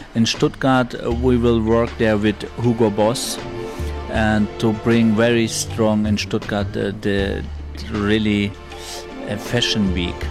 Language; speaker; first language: English; non-native, fluent; Turkish